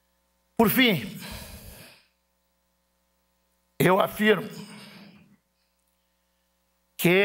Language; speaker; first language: Portuguese; native; Portuguese